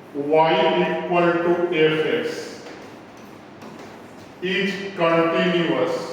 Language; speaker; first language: Hindi; native; Hindi